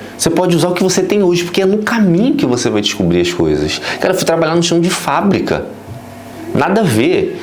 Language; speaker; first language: Portuguese; native; Portuguese